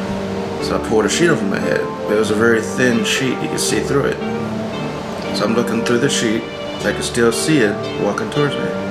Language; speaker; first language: English; native; English